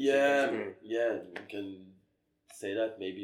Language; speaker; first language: English; non-native, learner; French